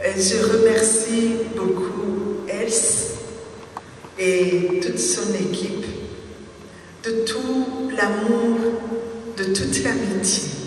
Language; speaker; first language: French; non-native, local second language; Rundi